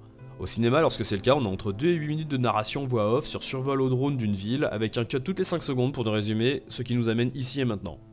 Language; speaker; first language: French; native; French